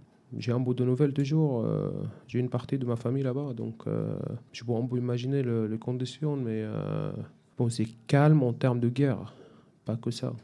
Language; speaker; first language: French; non-native, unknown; Arabic